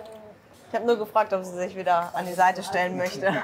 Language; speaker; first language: German; native; German